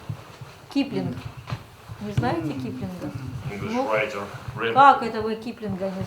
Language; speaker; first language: Russian; native; Russian